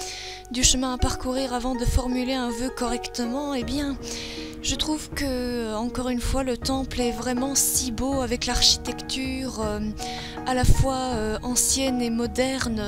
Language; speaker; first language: French; native; French